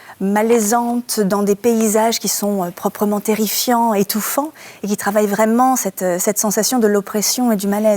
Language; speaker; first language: French; native; French